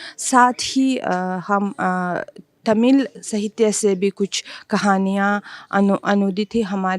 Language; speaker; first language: Hindi; non-native, fluent; Uzbek